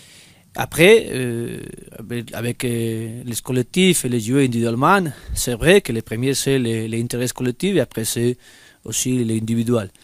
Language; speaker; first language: French; non-native, fluent; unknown